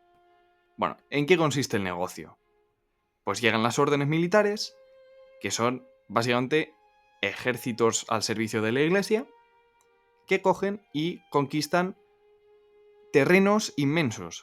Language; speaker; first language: Spanish; native; Spanish